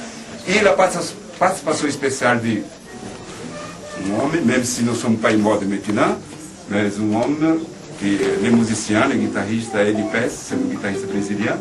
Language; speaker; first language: French; non-native, fluent; Portuguese